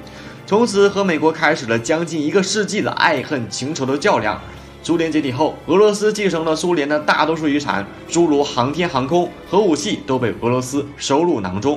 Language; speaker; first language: Chinese; native; Chinese